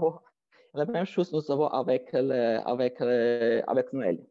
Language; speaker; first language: French; non-native, fluent; Ukrainian